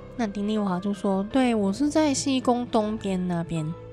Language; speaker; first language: Chinese; non-native, fluent; Cantonese